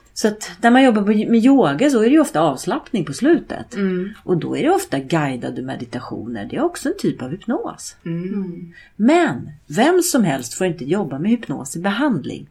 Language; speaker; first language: Swedish; native; Swedish